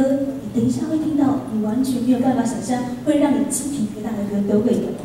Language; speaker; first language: Chinese; native; Chinese